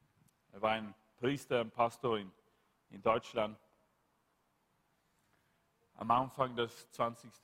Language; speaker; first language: German; non-native, fluent; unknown